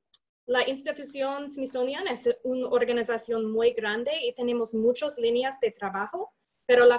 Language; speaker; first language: Spanish; non-native, fluent; English